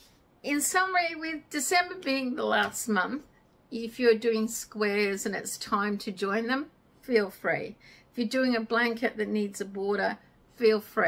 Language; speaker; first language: English; native; English